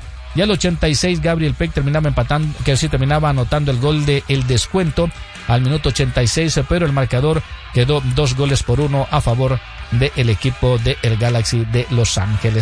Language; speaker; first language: Spanish; native; Spanish